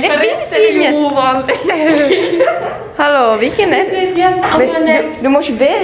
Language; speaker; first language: Swedish; native; Swedish